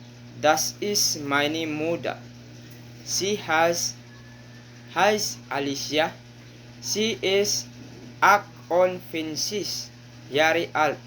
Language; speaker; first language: German; non-native, learner; Cebuano